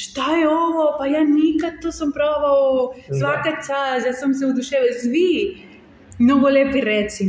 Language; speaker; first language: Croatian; non-native, learner; Spanish